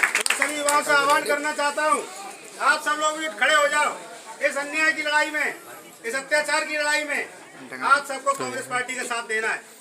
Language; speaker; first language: Hindi; native; Hindi